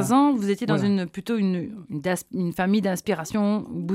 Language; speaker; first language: French; native; French